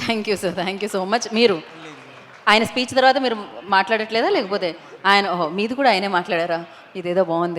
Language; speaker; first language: Telugu; native; Telugu